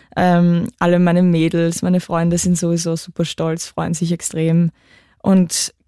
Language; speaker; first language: German; native; German